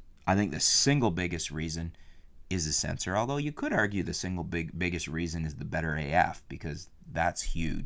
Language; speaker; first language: English; native; English